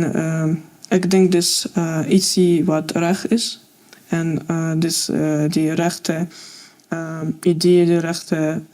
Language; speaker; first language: Afrikaans; non-native, fluent; Russian